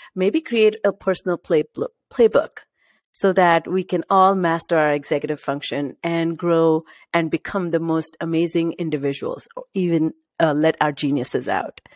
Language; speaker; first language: English; non-native, local second language; Marathi